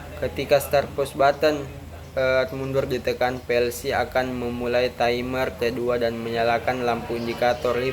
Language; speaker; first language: Indonesian; native; Indonesian